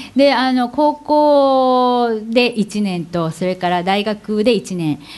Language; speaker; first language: Japanese; native; Japanese